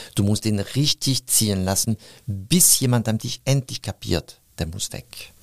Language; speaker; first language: German; non-native, fluent; French